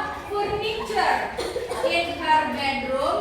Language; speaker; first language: English; non-native, fluent; Indonesian